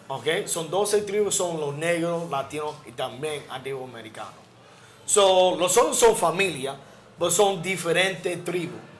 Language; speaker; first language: Spanish; non-native, learner; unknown